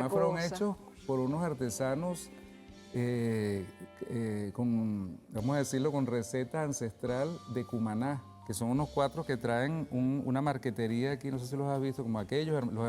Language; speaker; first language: Spanish; native; Spanish